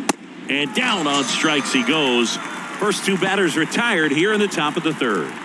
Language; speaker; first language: English; native; English